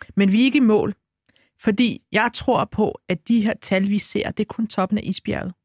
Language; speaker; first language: Danish; early bilingual, other home language; Arabic